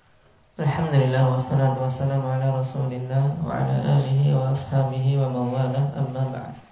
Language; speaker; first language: Arabic; non-native, fluent; Indonesian